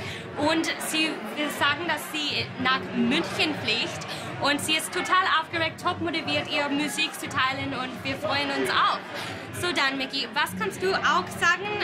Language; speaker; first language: German; non-native, learner; English